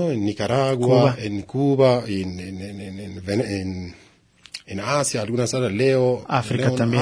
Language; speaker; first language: Spanish; non-native, learner; Kurdish